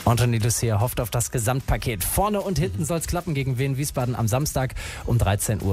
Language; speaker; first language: German; native; German